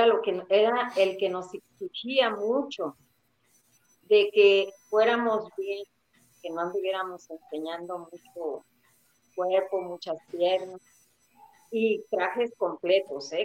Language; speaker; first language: Spanish; native; Spanish